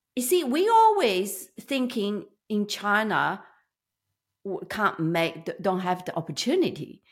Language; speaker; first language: English; non-native, learner; Chinese